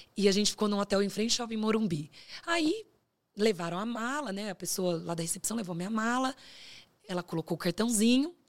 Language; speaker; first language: Portuguese; native; Portuguese